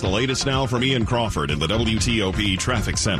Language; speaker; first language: English; native; English